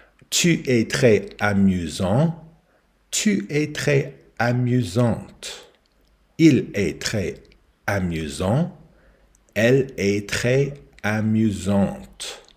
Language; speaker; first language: French; non-native, learner; English